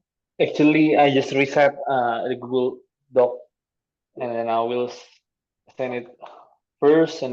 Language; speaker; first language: English; non-native, fluent; Indonesian